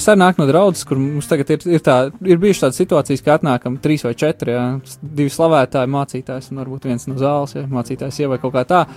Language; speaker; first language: Latvian; native; Latvian